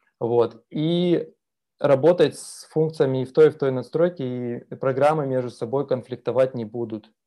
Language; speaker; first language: Russian; native; Russian